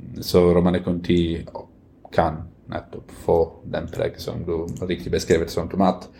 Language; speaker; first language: Norwegian; non-native, fluent; Italian